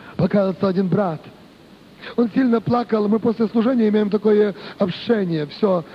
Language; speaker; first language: Russian; non-native, local second language; Ukrainian